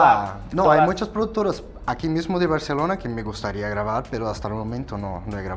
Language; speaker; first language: Spanish; non-native, fluent; Portuguese